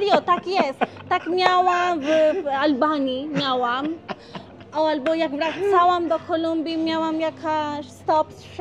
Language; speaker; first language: Polish; non-native, learner; Spanish